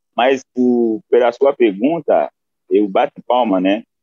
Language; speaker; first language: Portuguese; non-native, fluent; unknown